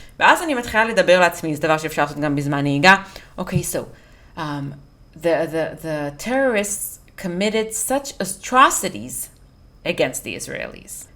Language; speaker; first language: Hebrew; native; Hebrew